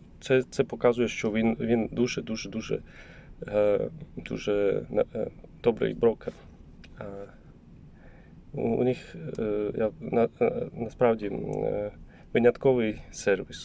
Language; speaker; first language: Ukrainian; non-native, learner; Polish